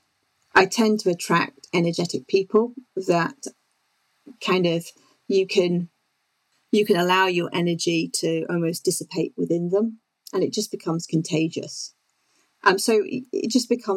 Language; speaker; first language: English; native; English